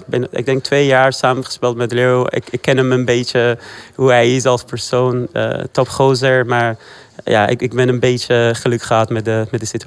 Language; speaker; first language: Dutch; non-native, fluent; Persian